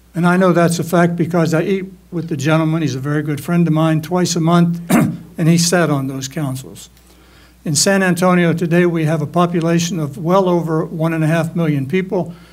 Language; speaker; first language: English; native; English